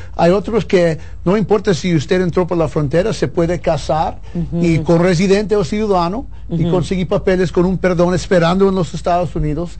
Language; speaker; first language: Spanish; early bilingual, heritage; Spanish